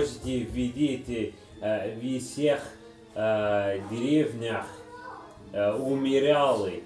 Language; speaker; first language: Russian; non-native, learner; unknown